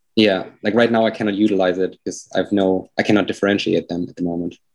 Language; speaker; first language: English; non-native, fluent; German